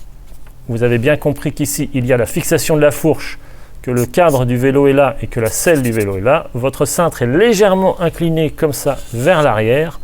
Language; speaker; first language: French; native; French